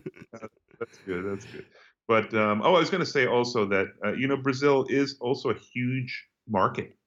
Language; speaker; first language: English; native; English